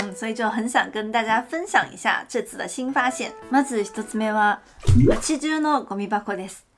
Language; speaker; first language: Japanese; non-native, fluent; Chinese